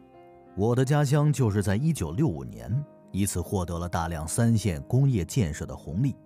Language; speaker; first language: Chinese; native; Chinese